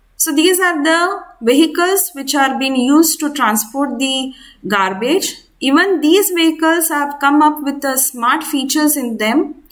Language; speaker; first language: English; non-native, local second language; Kannada